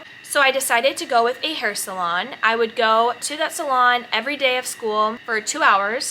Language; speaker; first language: English; native; English